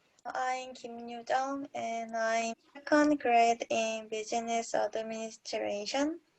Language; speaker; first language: English; non-native, learner; Korean